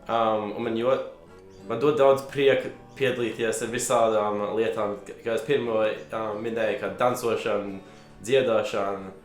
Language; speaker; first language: Latvian; early bilingual, heritage; Latvian